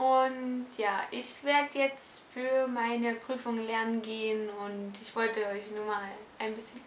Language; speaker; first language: German; native; German